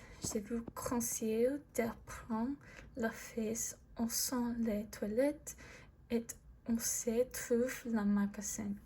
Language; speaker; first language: French; non-native, learner; English